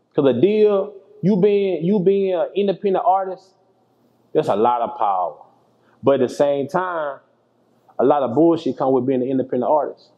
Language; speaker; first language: English; native; English